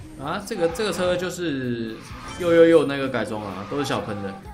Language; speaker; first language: Chinese; native; Chinese